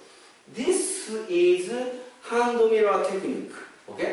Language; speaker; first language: English; non-native, fluent; Japanese